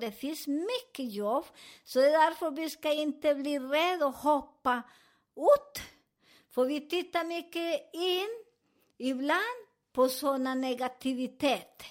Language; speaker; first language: Swedish; non-native, fluent; Spanish